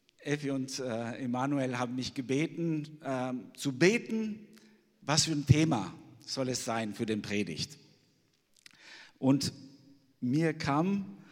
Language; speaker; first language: German; non-native, fluent; Albanian